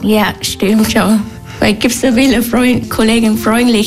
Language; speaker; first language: German; non-native, learner; Vietnamese